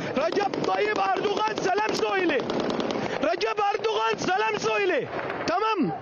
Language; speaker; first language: Turkish; non-native, learner; Arabic